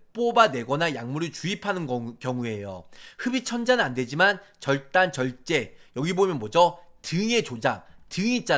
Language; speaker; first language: Korean; native; Korean